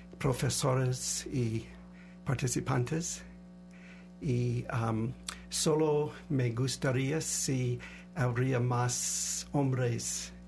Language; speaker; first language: Spanish; non-native, learner; English